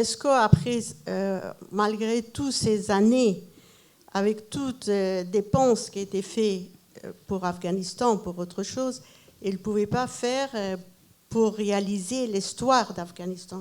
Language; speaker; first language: French; non-native, fluent; Persian